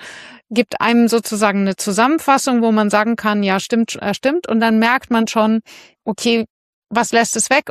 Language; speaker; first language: German; native; German